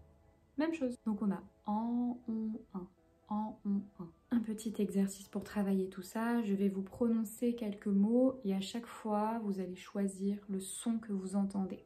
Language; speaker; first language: French; native; French